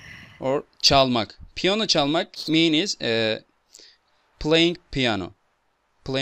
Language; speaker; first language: English; non-native, fluent; Turkish